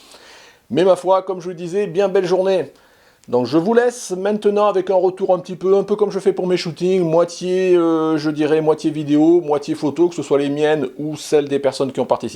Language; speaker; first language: French; native; French